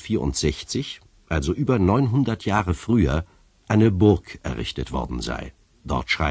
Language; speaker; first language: German; native; German